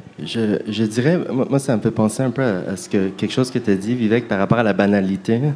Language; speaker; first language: French; native; French